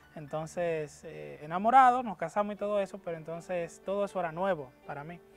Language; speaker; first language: Spanish; native; Spanish